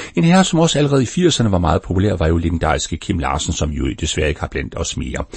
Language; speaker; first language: Danish; native; Danish